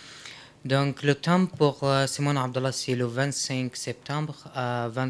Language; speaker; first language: French; non-native, learner; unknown